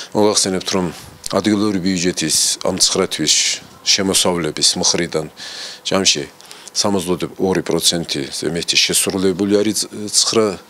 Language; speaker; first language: Georgian; non-native, local second language; Azerbaijani